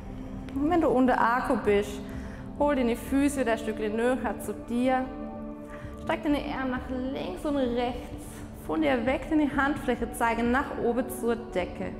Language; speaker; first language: German; non-native, fluent; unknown